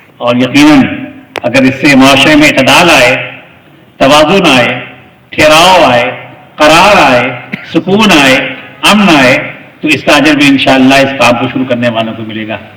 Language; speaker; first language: Urdu; native; Urdu